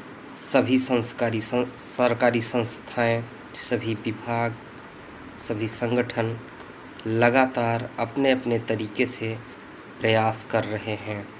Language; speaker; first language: Hindi; native; Hindi